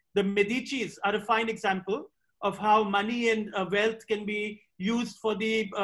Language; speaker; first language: English; non-native, local second language; Hindi